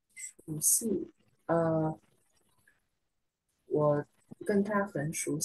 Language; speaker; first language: Chinese; non-native, learner; Vietnamese